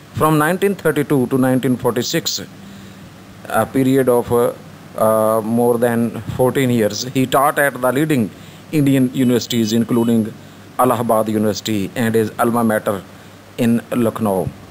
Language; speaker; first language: English; non-native, local second language; Urdu